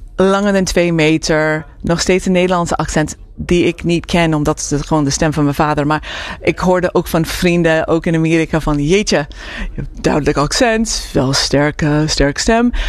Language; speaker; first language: Dutch; non-native, fluent; English